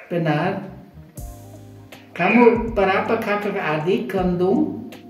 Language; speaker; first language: Indonesian; non-native, fluent; German